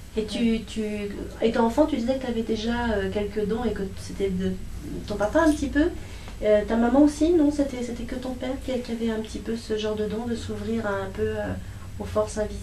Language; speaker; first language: French; native; French